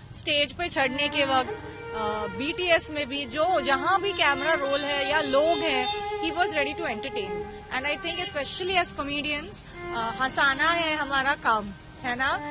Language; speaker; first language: Hindi; non-native, local second language; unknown